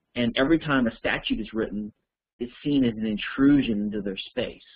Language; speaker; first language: English; native; English